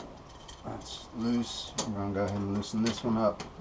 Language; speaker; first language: English; native; English